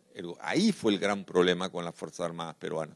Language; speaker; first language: Spanish; native; Spanish